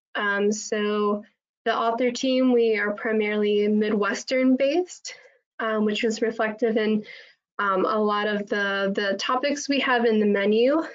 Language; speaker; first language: English; native; English